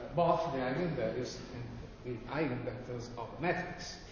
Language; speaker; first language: English; non-native, fluent; Italian